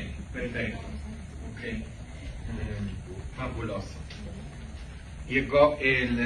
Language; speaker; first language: Spanish; non-native, fluent; English